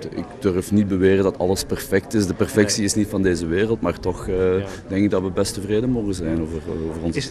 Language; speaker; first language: Dutch; native; Dutch